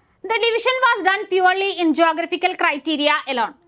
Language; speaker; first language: English; non-native, local second language; Malayalam